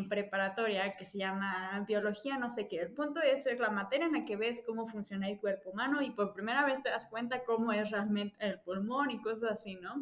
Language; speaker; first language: Spanish; native; Spanish